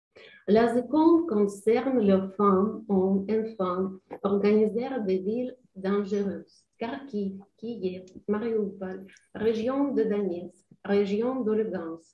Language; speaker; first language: French; non-native, learner; Ukrainian